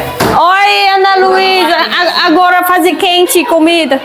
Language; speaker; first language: Portuguese; non-native, learner; Vietnamese